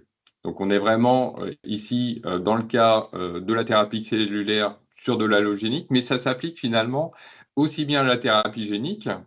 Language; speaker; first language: French; native; French